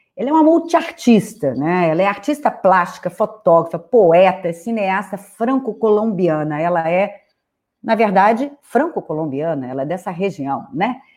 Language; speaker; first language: Portuguese; native; Portuguese